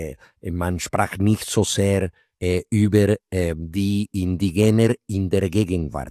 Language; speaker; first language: German; non-native, fluent; Spanish